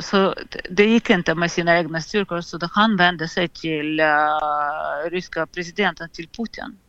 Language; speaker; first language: Swedish; non-native, fluent; Russian